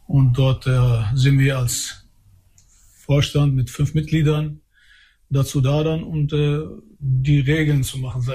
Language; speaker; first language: German; early bilingual, other home language; Albanian